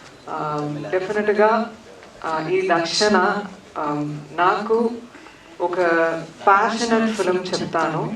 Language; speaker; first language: Telugu; non-native, learner; Tamil